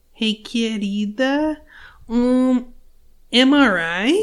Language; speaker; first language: Portuguese; non-native, learner; English